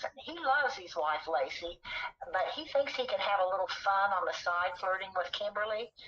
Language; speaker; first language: English; native; English